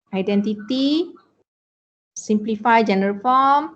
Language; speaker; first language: English; non-native, local second language; Malay